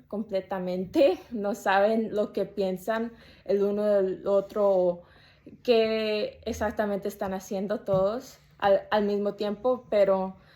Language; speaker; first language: Spanish; early bilingual, heritage; Spanish